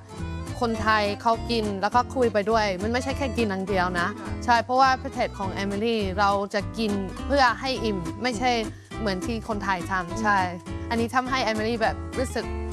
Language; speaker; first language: Thai; non-native, fluent; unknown